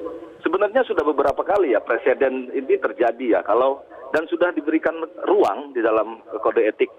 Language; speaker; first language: Indonesian; native; Indonesian